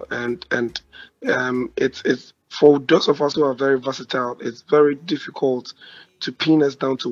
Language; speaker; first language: English; non-native, local second language; Akan